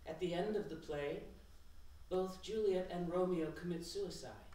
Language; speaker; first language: English; native; English